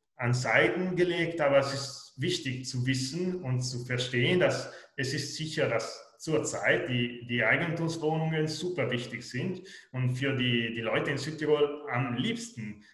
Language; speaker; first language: German; non-native, local second language; Italian